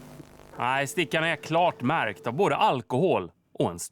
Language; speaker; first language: Swedish; native; Swedish